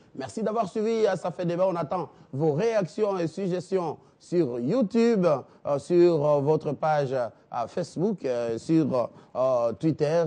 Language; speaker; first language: French; non-native, local second language; Lingala